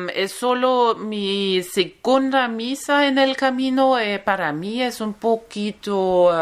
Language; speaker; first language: Spanish; non-native, learner; German